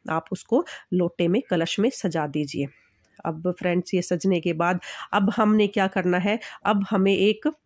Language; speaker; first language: Hindi; native; Hindi